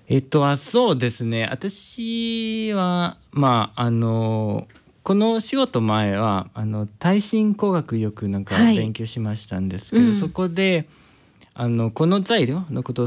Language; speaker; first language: Japanese; non-native, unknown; Spanish